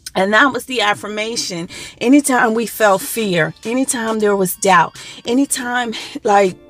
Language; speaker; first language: English; native; English